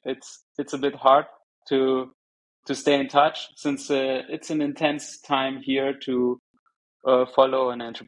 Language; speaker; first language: English; non-native, fluent; German